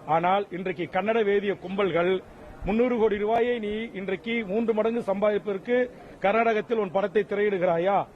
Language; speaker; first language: Tamil; native; Tamil